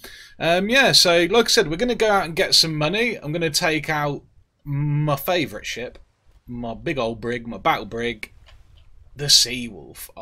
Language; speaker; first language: English; native; English